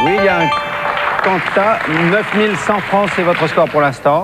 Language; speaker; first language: French; native; French